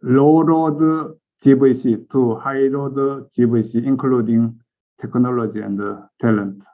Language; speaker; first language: English; non-native, learner; Korean